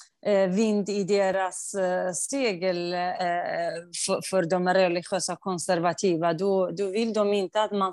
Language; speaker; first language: Swedish; non-native, fluent; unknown